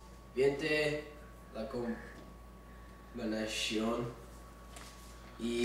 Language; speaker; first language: Spanish; non-native, learner; English